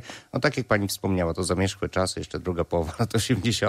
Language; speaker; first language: Polish; native; Polish